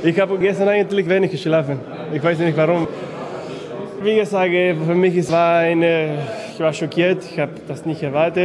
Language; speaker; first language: German; non-native, fluent; Spanish